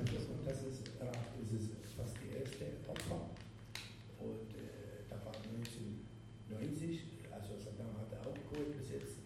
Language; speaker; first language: German; non-native, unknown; Arabic